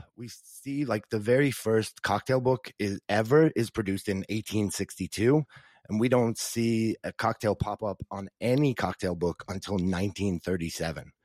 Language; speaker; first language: English; native; English